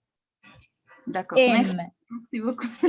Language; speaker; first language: French; non-native, learner; Spanish